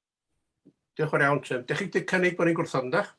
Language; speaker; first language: Welsh; native; Welsh